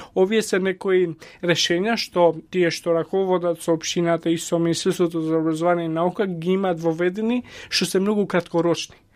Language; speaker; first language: Macedonian; non-native, local second language; Albanian